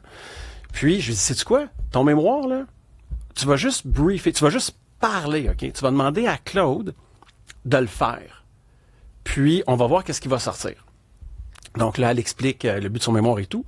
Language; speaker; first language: French; native; French